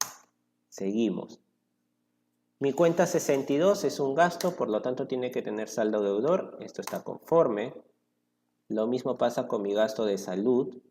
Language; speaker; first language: Spanish; native; Spanish